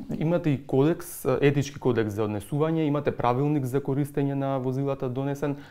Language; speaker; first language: Macedonian; native; Macedonian